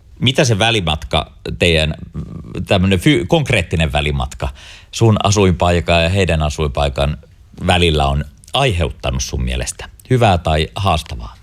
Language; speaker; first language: Finnish; native; Finnish